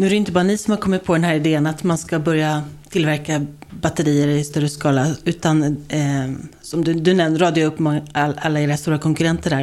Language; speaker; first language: Swedish; native; Swedish